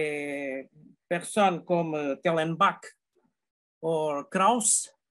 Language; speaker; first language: French; non-native, learner; Portuguese